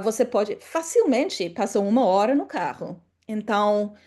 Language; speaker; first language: Portuguese; non-native, fluent; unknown